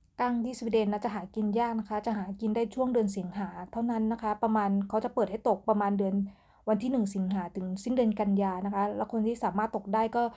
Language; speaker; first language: Thai; native; Thai